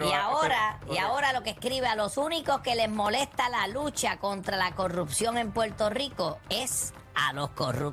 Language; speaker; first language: Spanish; native; Spanish